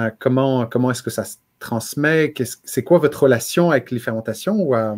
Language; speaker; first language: French; native; French